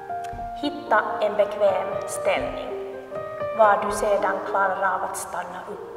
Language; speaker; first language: Swedish; non-native, local second language; Finnish